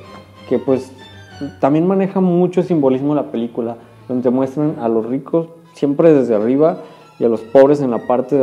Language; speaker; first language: Spanish; native; Spanish